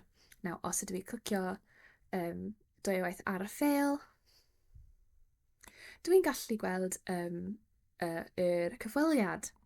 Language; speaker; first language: Welsh; non-native, local second language; English